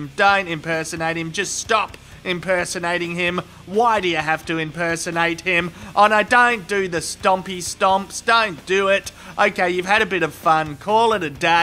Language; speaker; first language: English; native; English